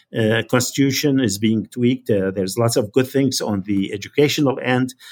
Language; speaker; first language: English; non-native, fluent; Arabic